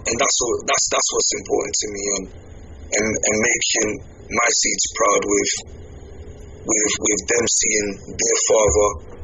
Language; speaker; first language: English; native; English